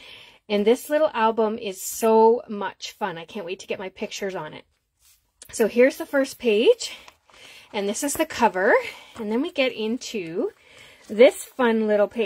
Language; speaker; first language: English; native; English